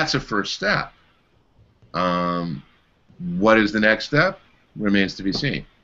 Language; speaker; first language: English; native; English